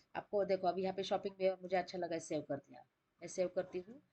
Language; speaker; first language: Hindi; non-native, local second language; Marathi